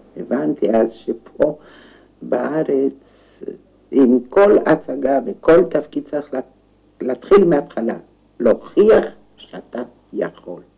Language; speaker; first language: Hebrew; non-native, fluent; Romanian